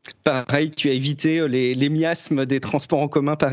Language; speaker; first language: French; native; French